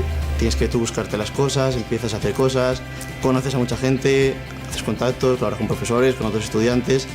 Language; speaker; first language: Spanish; native; Spanish